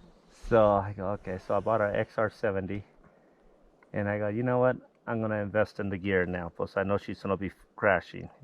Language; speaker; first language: English; native; English